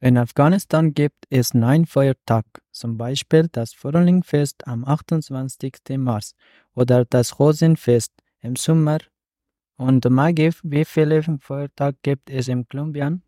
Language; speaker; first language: German; non-native, learner; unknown